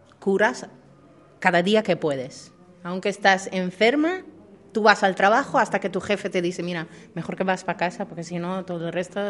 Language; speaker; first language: Spanish; non-native, fluent; Dutch